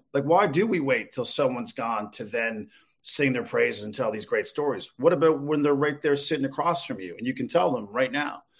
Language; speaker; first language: English; native; English